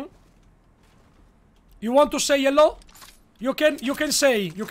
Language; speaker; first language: English; non-native, learner; Italian